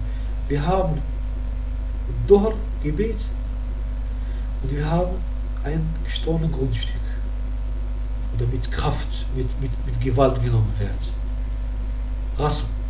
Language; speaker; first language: German; non-native, learner; Arabic